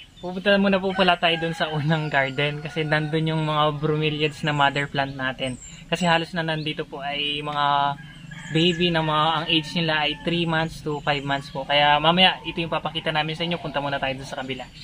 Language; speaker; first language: Filipino; non-native, local second language; Pampanga